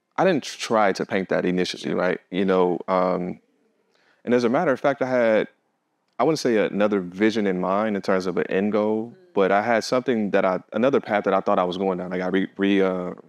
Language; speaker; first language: English; native; English